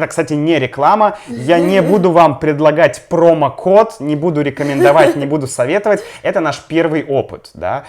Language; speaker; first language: Russian; native; Russian